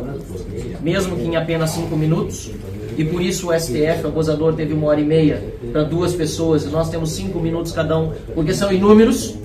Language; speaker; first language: Portuguese; native; Portuguese